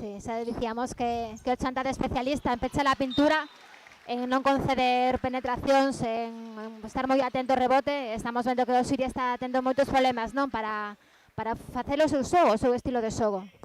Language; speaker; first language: Galician; native; Galician